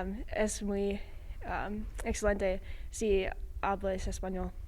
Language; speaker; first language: Spanish; non-native, fluent; English